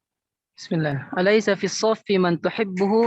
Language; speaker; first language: Arabic; non-native, learner; Indonesian